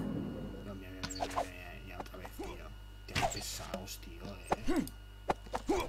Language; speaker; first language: Spanish; native; Spanish